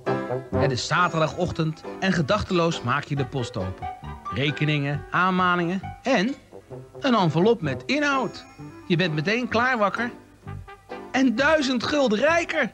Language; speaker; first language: Dutch; native; Dutch